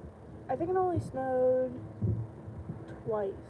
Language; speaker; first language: English; native; English